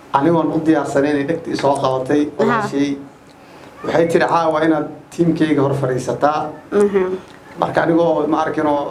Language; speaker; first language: Somali; early bilingual, heritage; Somali